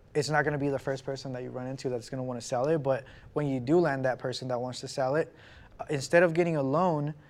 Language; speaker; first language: English; non-native, fluent; Spanish